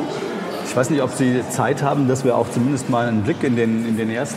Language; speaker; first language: German; native; German